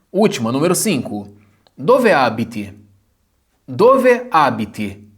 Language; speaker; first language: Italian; non-native, fluent; Portuguese